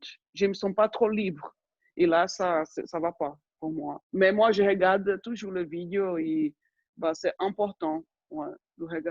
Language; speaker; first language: French; non-native, fluent; Portuguese